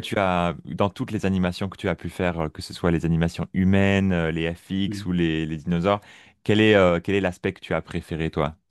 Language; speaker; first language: French; native; French